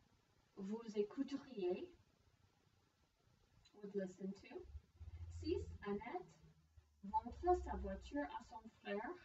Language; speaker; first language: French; non-native, fluent; English